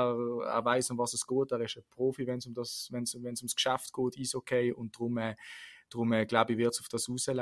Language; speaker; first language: German; native; German